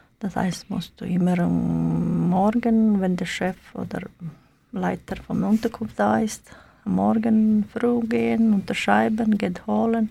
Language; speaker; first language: German; non-native, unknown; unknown